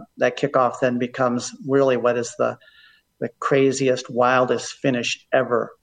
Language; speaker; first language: English; native; English